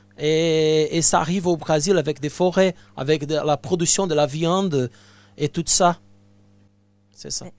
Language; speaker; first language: French; non-native, fluent; Portuguese